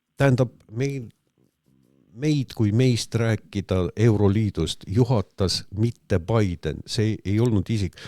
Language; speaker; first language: Estonian; non-native, local second language; Russian